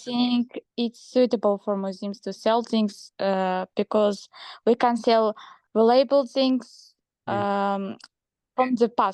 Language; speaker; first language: English; non-native, learner; Kazakh